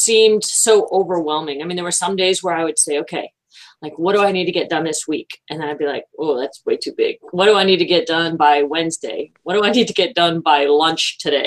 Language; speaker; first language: English; native; English